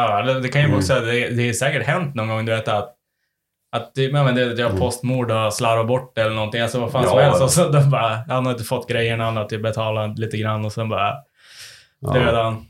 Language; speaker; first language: Swedish; native; Swedish